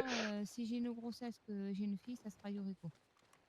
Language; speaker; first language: French; native; French